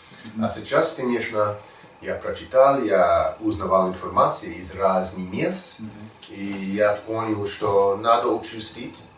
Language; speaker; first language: Russian; non-native, learner; English